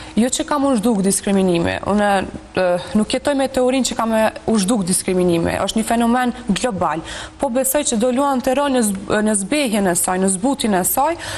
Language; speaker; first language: Albanian; non-native, local second language; Romany